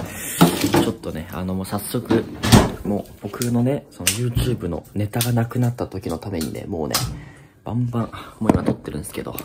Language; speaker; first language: Japanese; native; Japanese